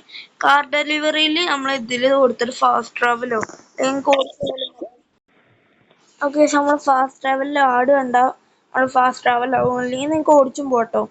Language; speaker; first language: Malayalam; native; Malayalam